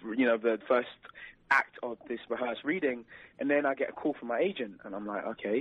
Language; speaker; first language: English; native; English